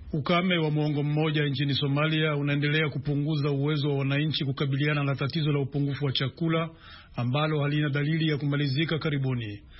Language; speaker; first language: Swahili; non-native, local second language; Rundi